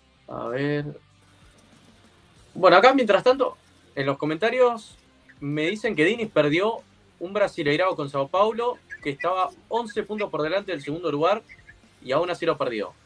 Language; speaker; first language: Spanish; native; Spanish